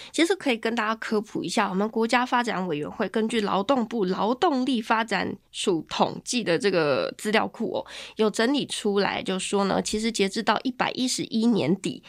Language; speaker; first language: Chinese; native; Chinese